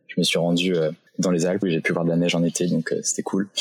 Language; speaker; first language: French; native; French